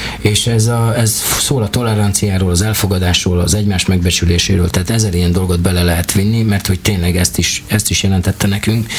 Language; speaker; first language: Hungarian; native; Hungarian